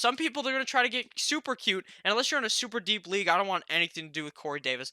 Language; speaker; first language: English; native; English